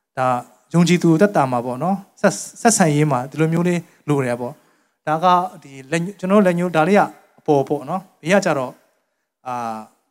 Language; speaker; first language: Burmese; non-native, local second language; Tedim Chin